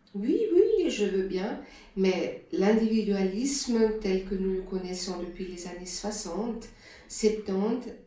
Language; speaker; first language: French; non-native, fluent; German